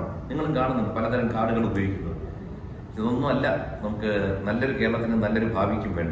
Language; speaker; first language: Malayalam; native; Malayalam